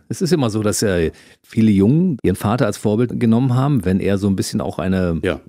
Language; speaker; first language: German; native; German